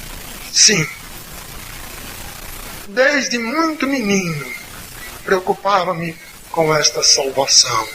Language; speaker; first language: Portuguese; native; Portuguese